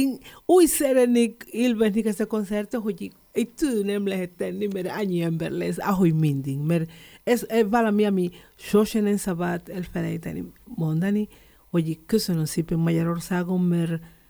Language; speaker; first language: Hungarian; non-native, learner; Spanish